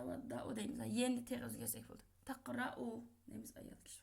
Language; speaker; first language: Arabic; non-native, fluent; Uyghur